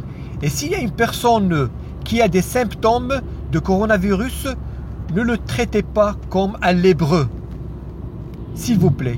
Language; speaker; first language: French; non-native, fluent; Arabic